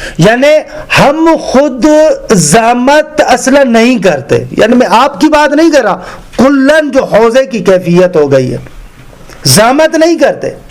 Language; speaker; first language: Urdu; non-native, local second language; Sindhi